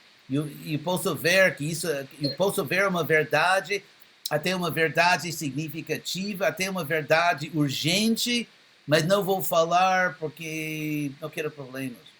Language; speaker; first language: Portuguese; non-native, fluent; English